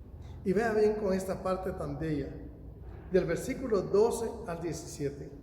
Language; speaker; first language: Spanish; native; Spanish